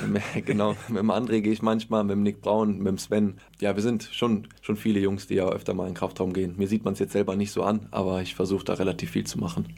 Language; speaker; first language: German; native; German